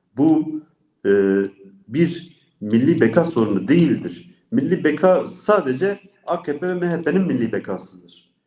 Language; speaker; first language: Turkish; non-native, local second language; Kurdish